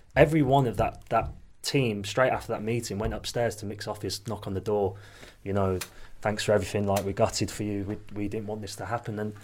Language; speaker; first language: English; native; English